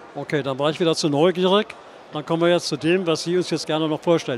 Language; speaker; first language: German; native; German